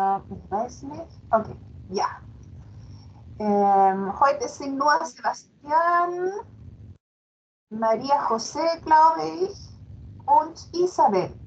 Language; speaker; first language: German; non-native, fluent; Spanish